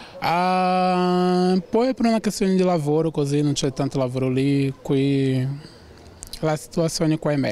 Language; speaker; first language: Italian; non-native, learner; Portuguese